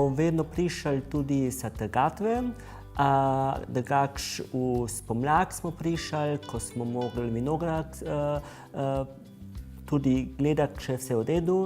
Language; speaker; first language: Slovenian; early bilingual, heritage; Slovenian